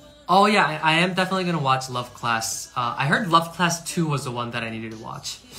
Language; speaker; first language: English; early bilingual, other home language; Korean